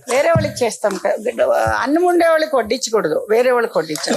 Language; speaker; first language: Telugu; non-native, local second language; Kannada